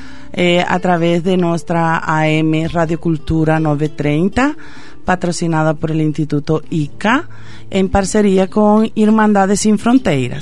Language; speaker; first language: Portuguese; non-native, fluent; Spanish